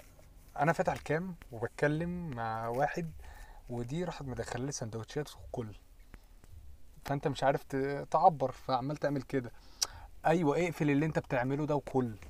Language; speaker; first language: Arabic; native; Arabic